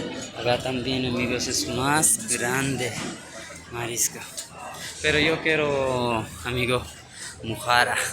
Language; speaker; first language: Spanish; non-native, learner; Urdu